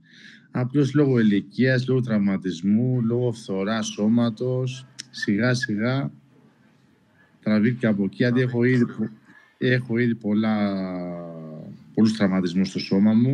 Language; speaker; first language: Greek; non-native, local second language; Albanian